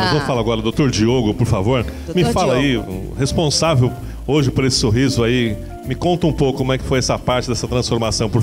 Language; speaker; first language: Portuguese; native; Portuguese